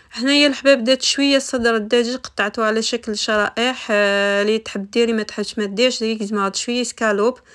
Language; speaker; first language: Arabic; native; Arabic